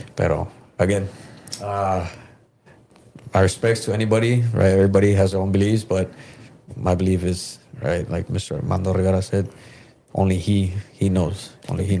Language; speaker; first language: English; early bilingual, other home language; Spanish